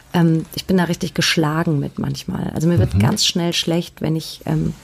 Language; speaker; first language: German; native; German